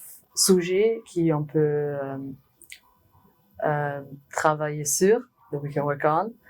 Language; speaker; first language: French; non-native, learner; German